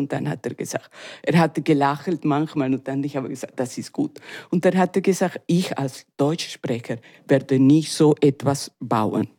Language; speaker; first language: German; non-native, learner; Spanish